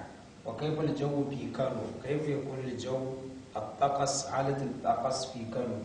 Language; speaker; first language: Arabic; non-native, fluent; Hausa